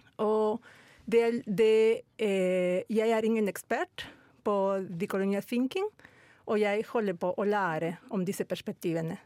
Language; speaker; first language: Norwegian; non-native, fluent; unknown